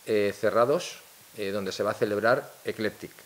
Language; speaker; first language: Spanish; non-native, local second language; Catalan